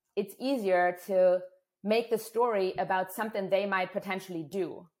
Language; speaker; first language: English; non-native, fluent; German